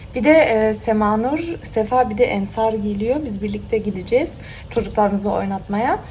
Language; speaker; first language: Turkish; early bilingual, heritage; Turkish